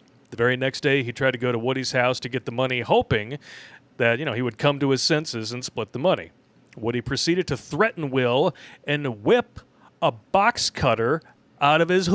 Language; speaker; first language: English; native; English